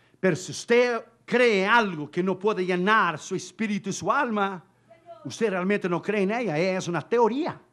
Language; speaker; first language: Spanish; non-native, fluent; Portuguese